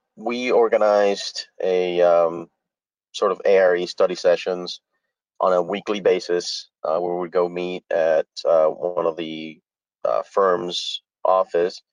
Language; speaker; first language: English; early bilingual, other home language; Spanish